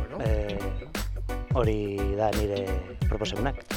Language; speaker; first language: Basque; non-native, learner; Spanish